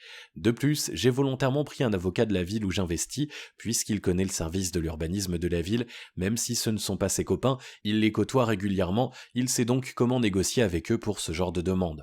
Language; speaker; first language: French; native; French